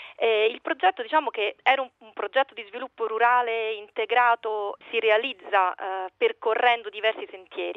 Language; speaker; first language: Italian; native; Italian